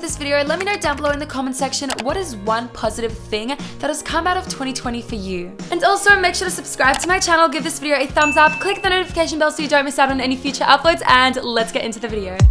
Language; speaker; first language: English; native; English